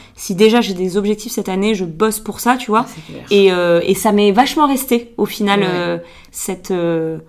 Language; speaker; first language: French; native; French